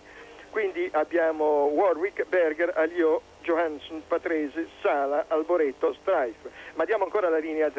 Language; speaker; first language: Italian; native; Italian